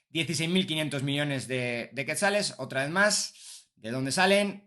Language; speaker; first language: Spanish; native; Spanish